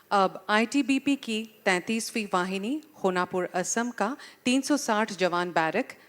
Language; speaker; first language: Hindi; non-native, local second language; Assamese